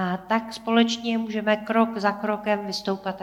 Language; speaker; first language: Czech; native; Czech